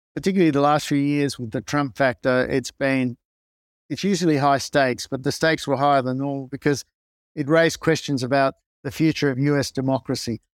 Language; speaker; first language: English; non-native, local second language; Greek